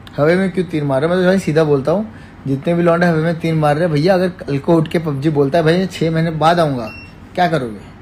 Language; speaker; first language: Hindi; native; Hindi